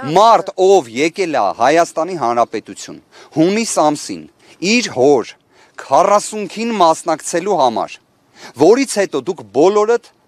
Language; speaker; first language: Armenian; native; Armenian